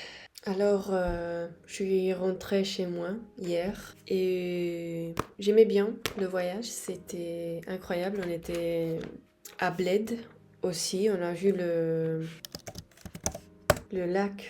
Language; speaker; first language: French; non-native, fluent; Spanish